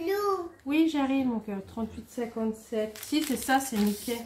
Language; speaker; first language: French; native; French